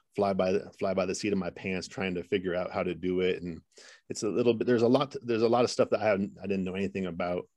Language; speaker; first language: English; native; English